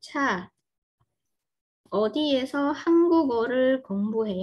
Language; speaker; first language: Korean; non-native, fluent; Indonesian